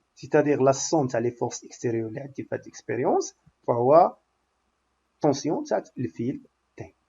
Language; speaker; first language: French; non-native, local second language; Arabic